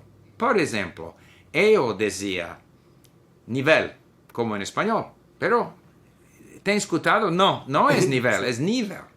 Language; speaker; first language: Portuguese; non-native, learner; English